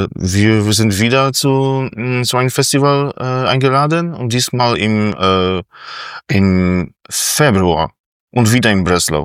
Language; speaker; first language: German; non-native, fluent; Polish